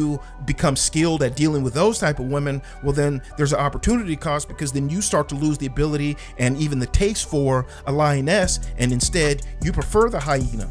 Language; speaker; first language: English; native; English